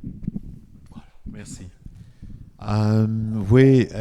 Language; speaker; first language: French; non-native, fluent; Igbo